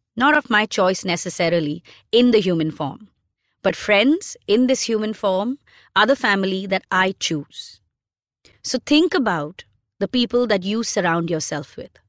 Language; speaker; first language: English; non-native, local second language; Hindi